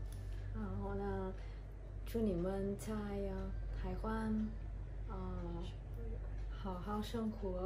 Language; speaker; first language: Chinese; non-native, learner; Vietnamese